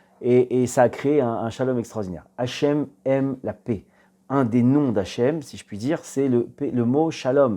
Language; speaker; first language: French; native; French